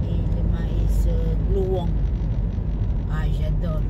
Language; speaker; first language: French; non-native, fluent; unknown